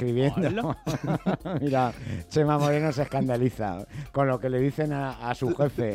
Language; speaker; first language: Spanish; native; Spanish